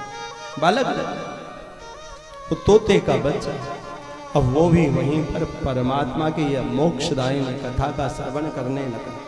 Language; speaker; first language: Hindi; native; Hindi